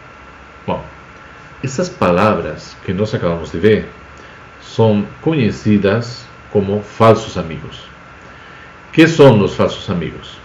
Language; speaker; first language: Portuguese; non-native, fluent; Spanish